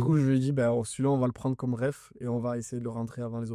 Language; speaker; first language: French; native; French